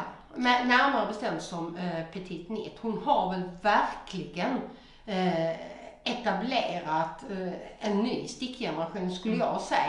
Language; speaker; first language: Swedish; native; Swedish